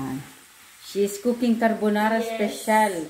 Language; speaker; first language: English; non-native, learner; Filipino